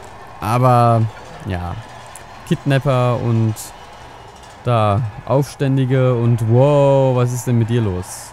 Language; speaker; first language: German; native; German